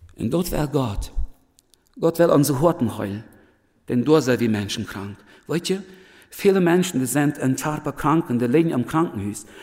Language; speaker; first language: German; early bilingual, other home language; Plautdietsch